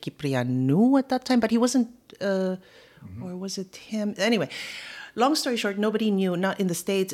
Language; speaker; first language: English; native; English